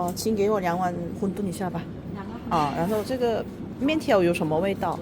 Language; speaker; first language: Chinese; non-native, learner; Korean